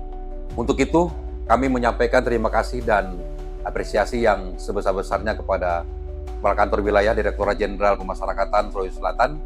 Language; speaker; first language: Indonesian; native; Indonesian